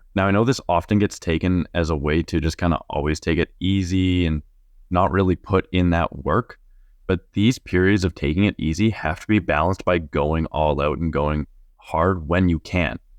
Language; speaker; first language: English; native; English